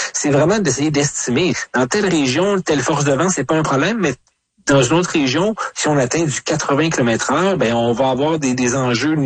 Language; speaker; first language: French; native; French